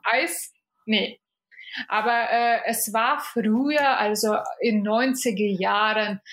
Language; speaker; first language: German; non-native, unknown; Russian